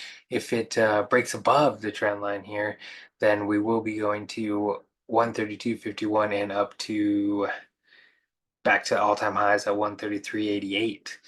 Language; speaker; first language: English; native; English